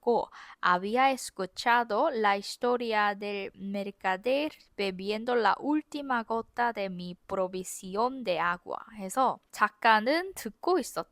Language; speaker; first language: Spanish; non-native, fluent; Korean